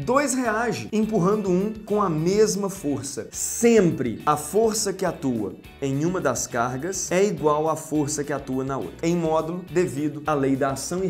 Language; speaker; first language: Portuguese; native; Portuguese